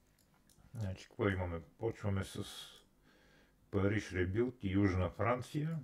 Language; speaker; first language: Bulgarian; native; Bulgarian